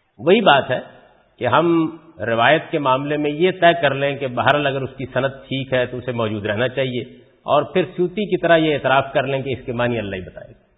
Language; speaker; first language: Urdu; non-native, local second language; Punjabi